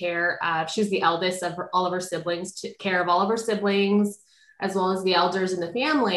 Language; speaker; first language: English; native; English